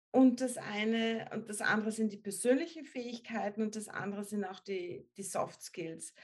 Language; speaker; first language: German; native; German